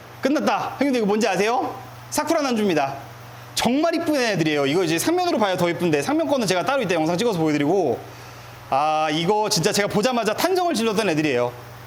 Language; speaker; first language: Korean; native; Korean